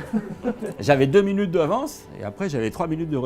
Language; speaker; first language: French; native; French